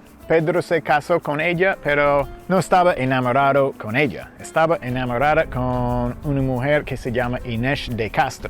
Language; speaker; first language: Spanish; non-native, fluent; English